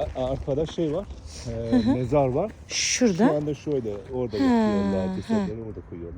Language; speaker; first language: Turkish; non-native, learner; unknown